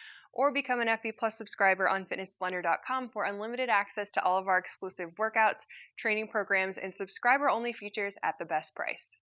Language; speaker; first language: English; native; English